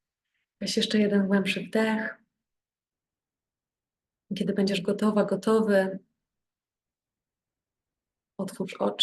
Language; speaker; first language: Polish; native; Polish